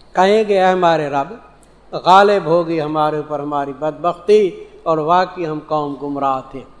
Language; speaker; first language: Urdu; non-native, local second language; Saraiki